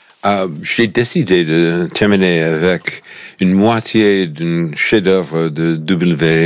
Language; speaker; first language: French; non-native, fluent; English